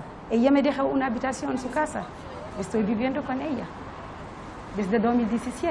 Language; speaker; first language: Spanish; non-native, learner; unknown